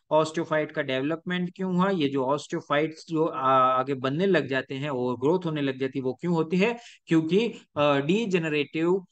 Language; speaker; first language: Hindi; native; Hindi